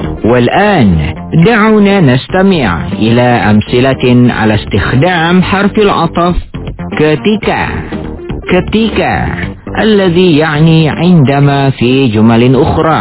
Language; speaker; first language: Arabic; non-native, fluent; Indonesian